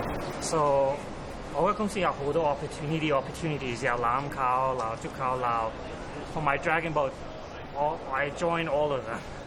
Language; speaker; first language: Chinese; non-native, local second language; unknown